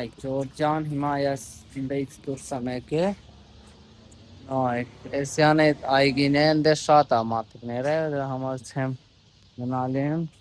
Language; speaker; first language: Armenian; non-native, learner; Hindi